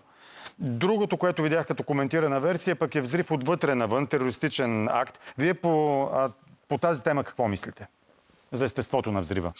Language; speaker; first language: Bulgarian; native; Bulgarian